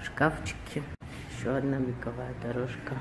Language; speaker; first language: Russian; native; Russian